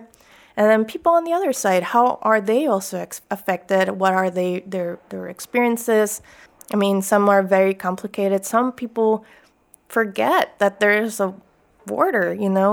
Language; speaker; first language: English; native; English